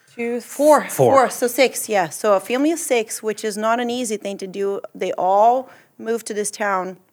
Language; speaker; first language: English; early bilingual, other home language; Portuguese